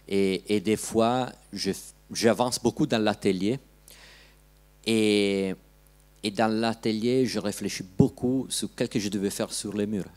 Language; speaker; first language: French; non-native, learner; Italian